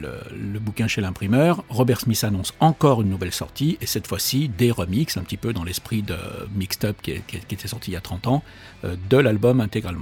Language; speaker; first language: French; native; French